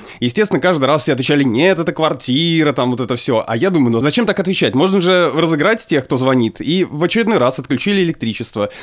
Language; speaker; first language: Russian; native; Russian